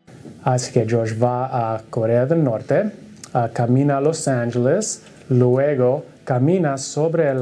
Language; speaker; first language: Spanish; non-native, learner; English